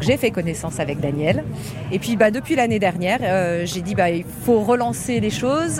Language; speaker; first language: French; native; French